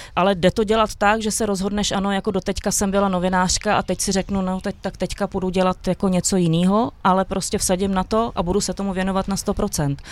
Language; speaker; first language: Czech; native; Czech